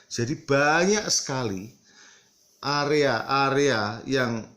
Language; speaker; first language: Indonesian; early bilingual, heritage; Indonesian